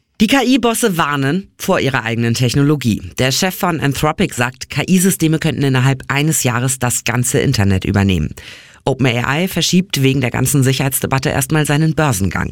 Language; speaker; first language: German; native; German